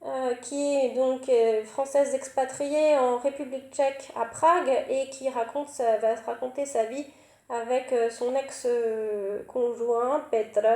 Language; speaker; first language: French; native; French